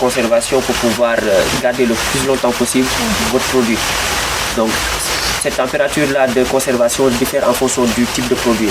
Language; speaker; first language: French; non-native, local second language; Wolof